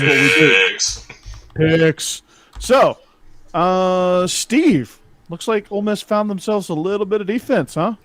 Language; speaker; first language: English; native; English